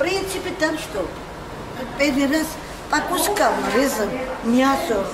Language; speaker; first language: Russian; non-native, fluent; Georgian